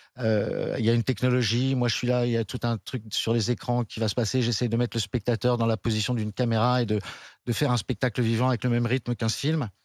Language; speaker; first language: French; native; French